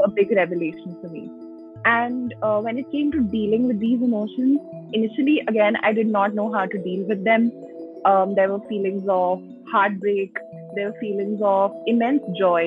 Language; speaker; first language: English; non-native, local second language; Hindi